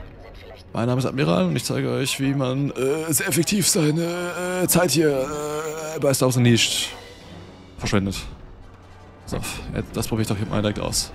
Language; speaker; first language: German; native; German